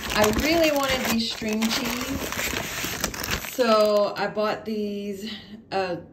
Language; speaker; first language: English; native; English